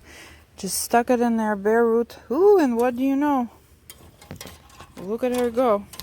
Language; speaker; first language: English; non-native, fluent; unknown